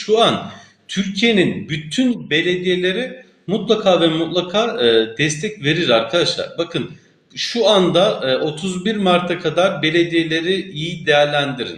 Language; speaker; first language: Turkish; native; Turkish